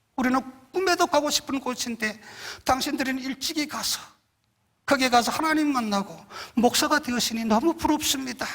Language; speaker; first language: Korean; native; Korean